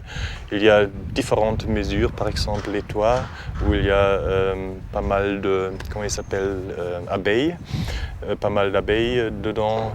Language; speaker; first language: French; non-native, learner; German